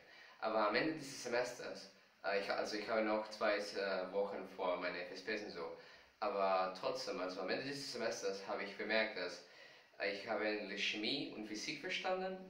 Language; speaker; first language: German; non-native, fluent; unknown